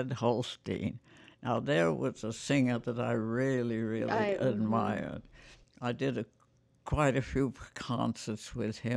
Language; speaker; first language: English; native; English